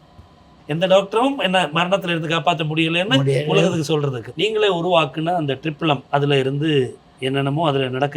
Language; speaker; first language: Tamil; native; Tamil